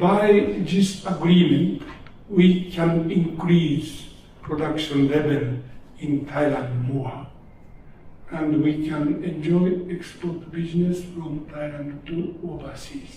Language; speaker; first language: English; non-native, learner; Japanese